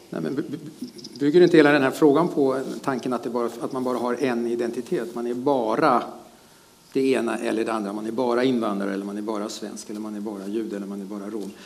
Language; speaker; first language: Swedish; early bilingual, other home language; German